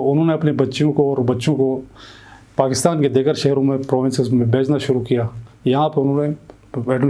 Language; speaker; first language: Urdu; non-native, local second language; Shina